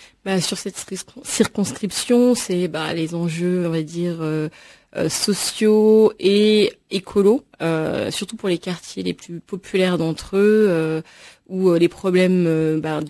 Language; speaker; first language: French; native; French